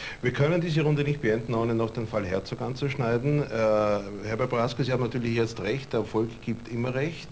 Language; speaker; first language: German; native; German